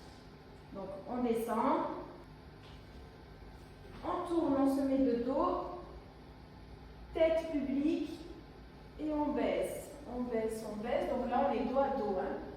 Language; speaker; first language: French; native; French